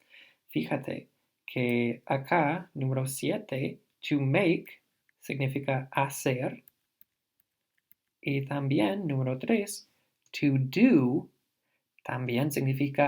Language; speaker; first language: Spanish; non-native, fluent; English